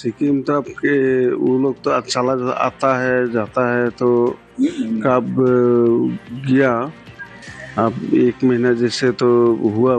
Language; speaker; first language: Hindi; non-native, local second language; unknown